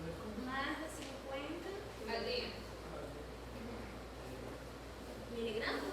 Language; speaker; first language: Spanish; native; Spanish